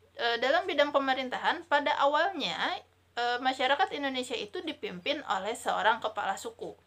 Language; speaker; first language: Indonesian; native; Indonesian